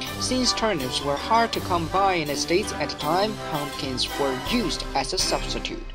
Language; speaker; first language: English; non-native, fluent; Chinese